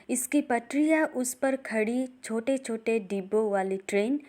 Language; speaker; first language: Hindi; non-native, local second language; Assamese